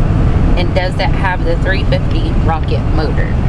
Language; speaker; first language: English; native; English